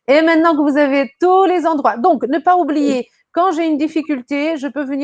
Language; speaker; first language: French; non-native, fluent; Portuguese